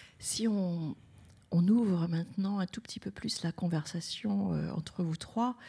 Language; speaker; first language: French; native; French